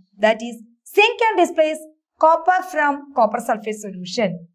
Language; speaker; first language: English; non-native, local second language; Malayalam